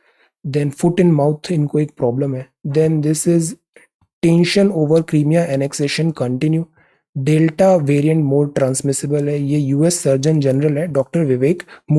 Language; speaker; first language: Hindi; native; Hindi